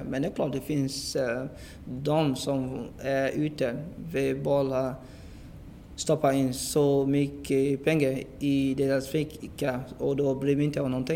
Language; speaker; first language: Swedish; non-native, fluent; English